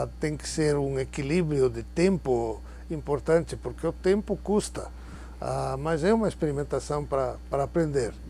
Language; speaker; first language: Portuguese; non-native, fluent; Spanish